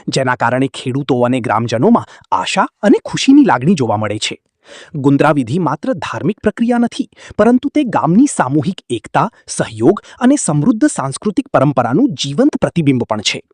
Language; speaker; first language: Gujarati; native; Gujarati